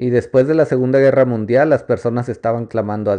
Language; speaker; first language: Spanish; native; Spanish